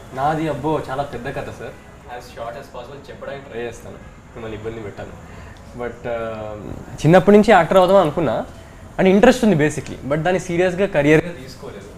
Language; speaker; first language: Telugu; early bilingual, heritage; Telugu